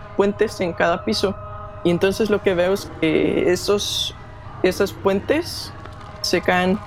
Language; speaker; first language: Spanish; non-native, fluent; Danish